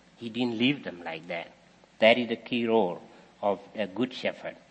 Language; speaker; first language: English; non-native, fluent; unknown